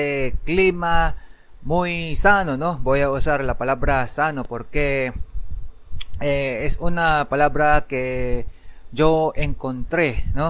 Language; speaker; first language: Spanish; non-native, learner; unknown